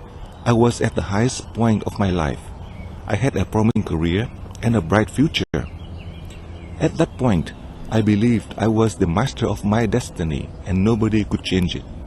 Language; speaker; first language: English; non-native, fluent; Vietnamese